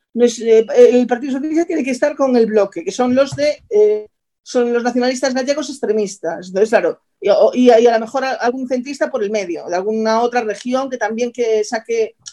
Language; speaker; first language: Spanish; native; Spanish